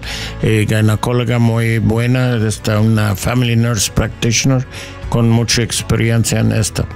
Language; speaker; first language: Spanish; non-native, learner; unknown